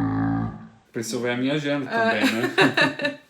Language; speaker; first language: Portuguese; non-native, fluent; Italian